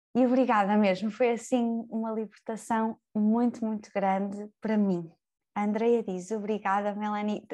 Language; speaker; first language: Portuguese; native; Portuguese